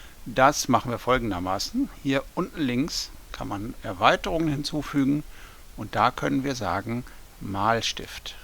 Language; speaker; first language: German; native; German